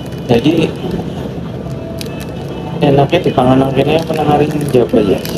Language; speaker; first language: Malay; non-native, local second language; Javanese